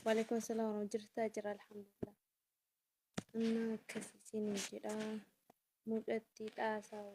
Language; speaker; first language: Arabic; non-native, learner; Oromo